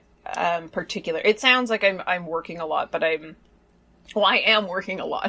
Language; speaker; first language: English; native; English